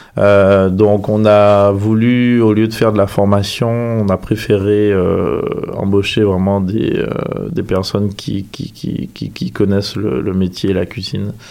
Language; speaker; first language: French; native; French